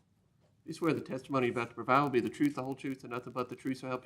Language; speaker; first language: English; native; English